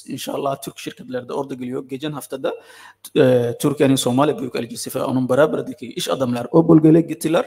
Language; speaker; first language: Turkish; non-native, fluent; Somali